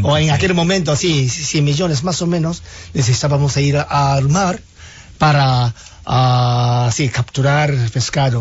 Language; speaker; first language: Spanish; non-native, fluent; Japanese